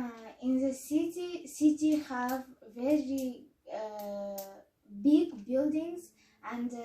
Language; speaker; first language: English; non-native, learner; Kazakh